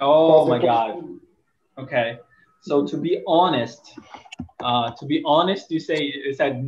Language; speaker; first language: English; non-native, fluent; Portuguese